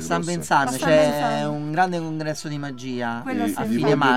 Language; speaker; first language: Italian; native; Italian